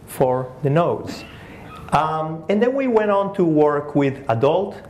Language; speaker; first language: English; early bilingual, other home language; Spanish